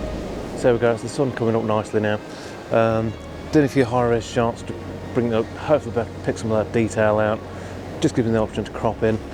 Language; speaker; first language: English; native; English